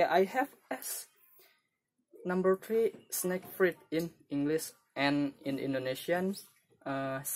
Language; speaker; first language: English; non-native, learner; Indonesian